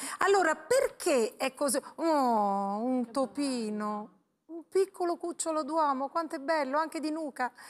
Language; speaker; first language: Italian; native; Italian